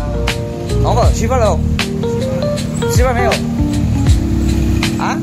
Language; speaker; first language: Chinese; non-native, learner; Nepali